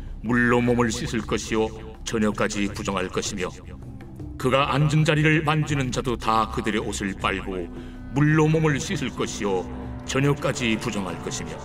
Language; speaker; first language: Korean; native; Korean